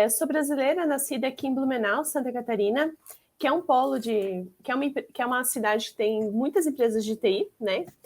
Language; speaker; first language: Portuguese; native; Portuguese